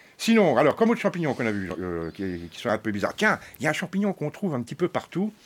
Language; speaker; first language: French; native; French